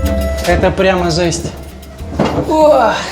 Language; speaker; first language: Russian; native; Russian